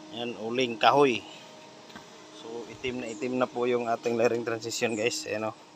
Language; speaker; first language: Filipino; non-native, local second language; Cebuano